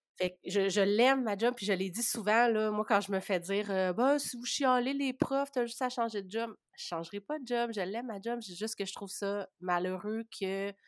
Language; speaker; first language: French; native; French